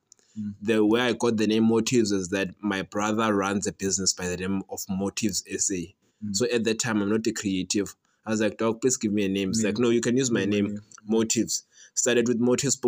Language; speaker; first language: English; non-native, local second language; Swati